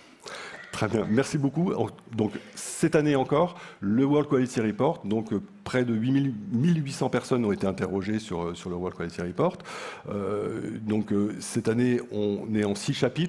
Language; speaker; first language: French; native; French